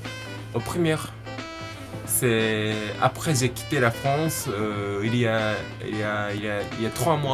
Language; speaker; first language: French; non-native, learner; Japanese